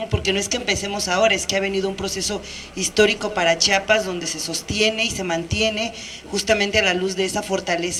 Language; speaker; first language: Spanish; native; Spanish